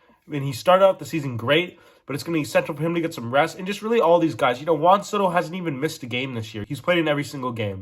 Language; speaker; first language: English; native; English